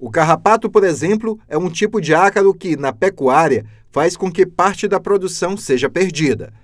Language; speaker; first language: Portuguese; native; Portuguese